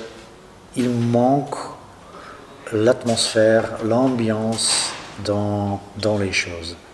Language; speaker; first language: French; non-native, local second language; Dutch